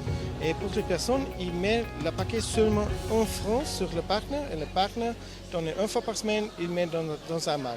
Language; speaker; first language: French; non-native, learner; German